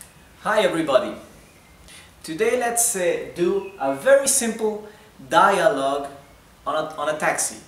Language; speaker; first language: English; non-native, fluent; Spanish